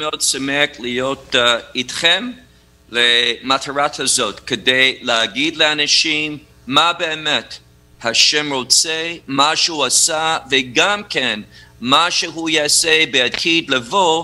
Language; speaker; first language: Hebrew; non-native, fluent; English